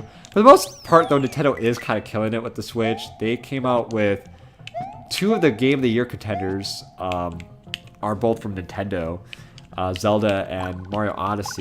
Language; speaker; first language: English; native; English